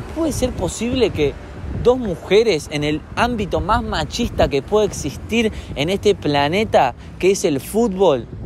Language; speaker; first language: Spanish; native; Spanish